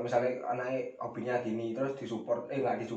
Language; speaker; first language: Indonesian; native; Indonesian